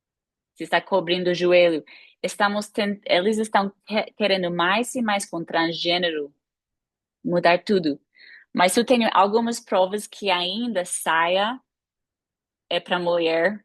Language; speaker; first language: Portuguese; non-native, fluent; English